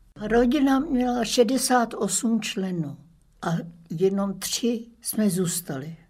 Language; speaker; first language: Czech; early bilingual, other home language; German